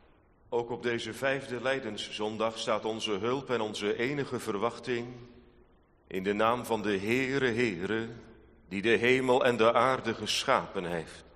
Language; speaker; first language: Dutch; native; Dutch